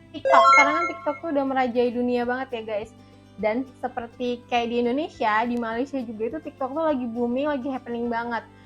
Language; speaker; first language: Indonesian; native; Indonesian